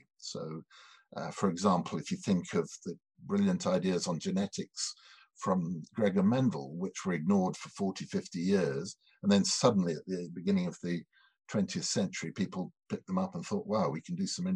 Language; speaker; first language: English; native; English